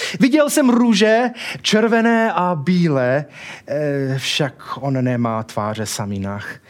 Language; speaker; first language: Czech; non-native, fluent; English